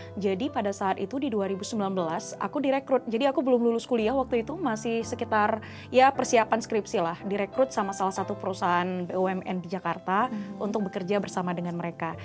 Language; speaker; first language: Indonesian; native; Indonesian